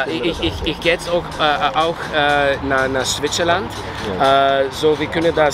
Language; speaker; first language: German; non-native, learner; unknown